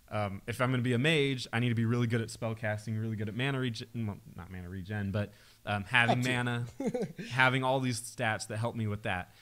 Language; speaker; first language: English; native; English